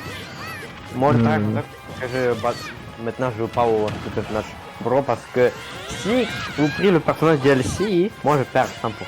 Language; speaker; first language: French; non-native, learner; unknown